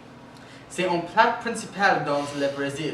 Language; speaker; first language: French; non-native, learner; English